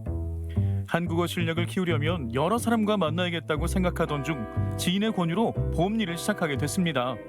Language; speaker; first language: Korean; native; Korean